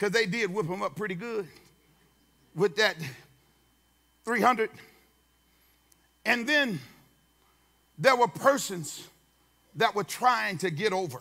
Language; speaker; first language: English; native; English